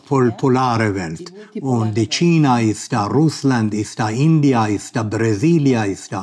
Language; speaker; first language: German; non-native, learner; Persian